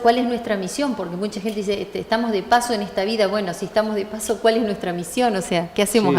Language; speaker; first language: Spanish; native; Spanish